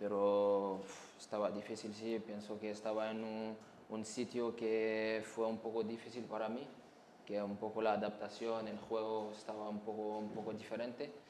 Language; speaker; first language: Spanish; non-native, fluent; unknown